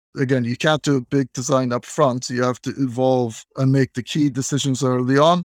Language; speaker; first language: English; non-native, fluent; Turkish